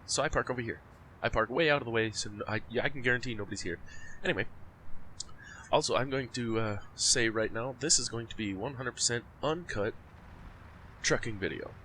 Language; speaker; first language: English; native; English